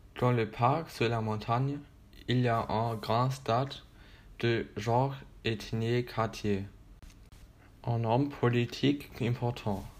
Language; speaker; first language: French; non-native, learner; German